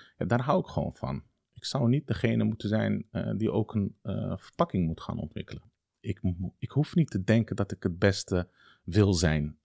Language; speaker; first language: Dutch; early bilingual, other home language; Turkish